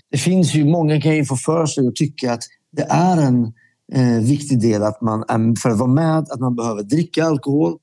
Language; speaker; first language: Swedish; early bilingual, other home language; Persian